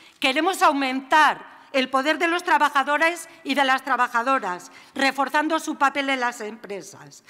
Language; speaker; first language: Spanish; native; Spanish